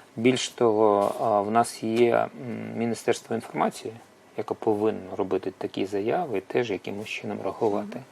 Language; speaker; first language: Ukrainian; non-native, local second language; Russian